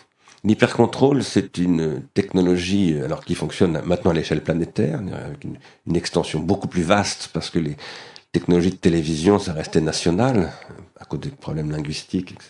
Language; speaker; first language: French; native; French